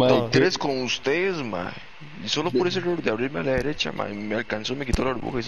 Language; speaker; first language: Spanish; native; Spanish